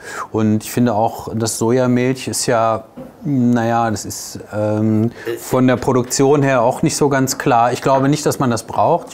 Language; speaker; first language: German; native; German